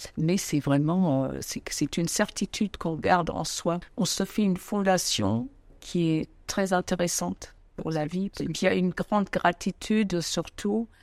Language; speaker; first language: French; non-native, fluent; German